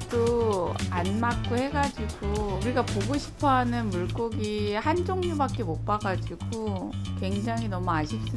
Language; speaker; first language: Korean; native; Korean